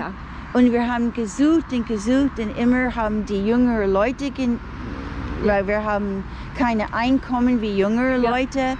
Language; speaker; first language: German; non-native, fluent; English